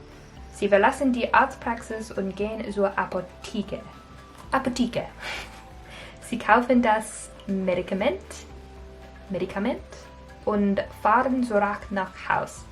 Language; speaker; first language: German; non-native, learner; English